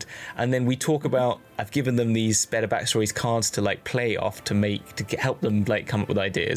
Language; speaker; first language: English; native; English